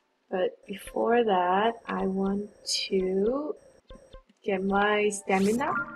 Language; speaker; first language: English; non-native, fluent; Korean